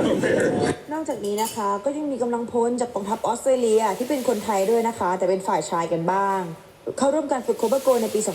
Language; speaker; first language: Thai; native; Thai